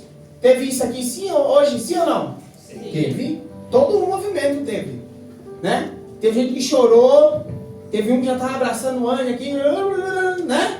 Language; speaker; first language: Portuguese; native; Portuguese